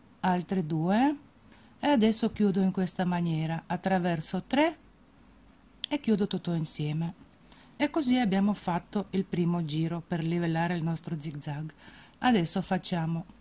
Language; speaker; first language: Italian; non-native, fluent; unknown